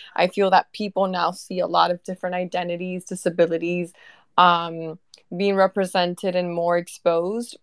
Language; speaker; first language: English; early bilingual, other home language; Spanish